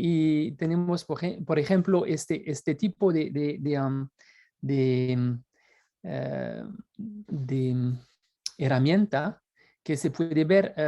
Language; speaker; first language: Spanish; non-native, fluent; French